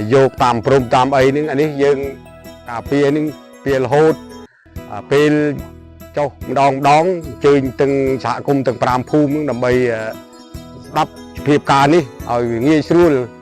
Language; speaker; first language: Khmer; non-native, local second language; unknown